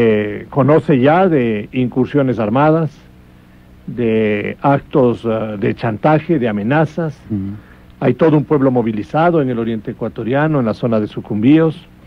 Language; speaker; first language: Spanish; native; Spanish